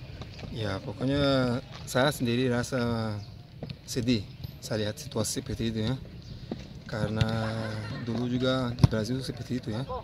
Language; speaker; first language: Indonesian; non-native, fluent; Portuguese